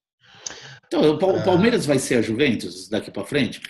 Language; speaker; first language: Portuguese; native; Portuguese